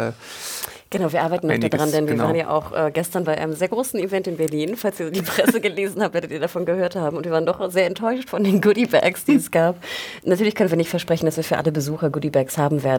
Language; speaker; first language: German; native; German